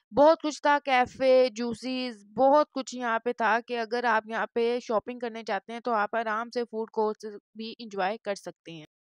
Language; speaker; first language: Urdu; non-native, local second language; Punjabi